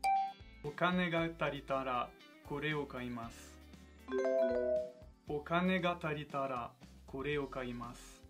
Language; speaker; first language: Japanese; non-native, learner; French